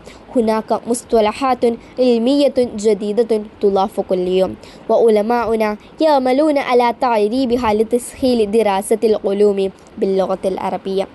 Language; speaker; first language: Arabic; non-native, learner; Malayalam